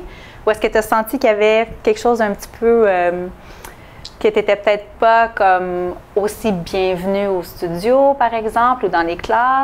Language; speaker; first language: French; native; French